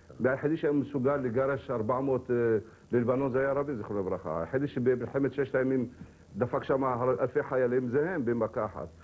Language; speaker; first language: Hebrew; early bilingual, other home language; Arabic